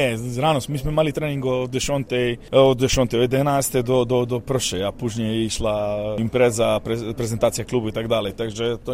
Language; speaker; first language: Polish; non-native, learner; Serbian